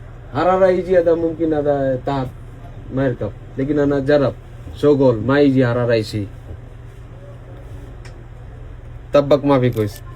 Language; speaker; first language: Arabic; non-native, learner; Bangla